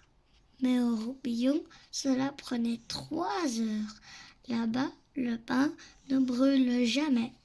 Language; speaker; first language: French; native; French